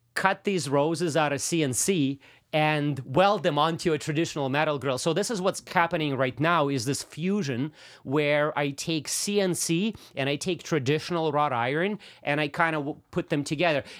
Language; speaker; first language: English; non-native, fluent; Russian